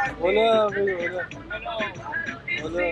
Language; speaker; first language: Spanish; non-native, learner; Turkish